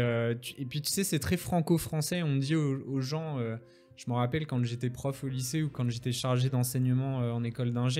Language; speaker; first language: French; native; French